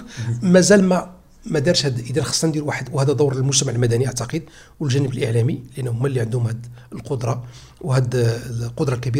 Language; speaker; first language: Arabic; native; Arabic